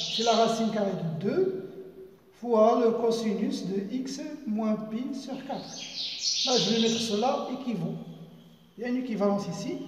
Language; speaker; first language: French; non-native, local second language; Arabic